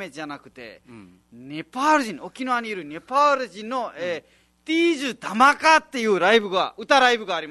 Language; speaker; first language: Japanese; non-native, fluent; Nepali